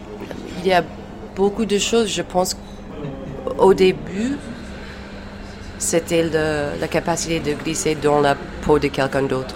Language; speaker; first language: French; non-native, fluent; English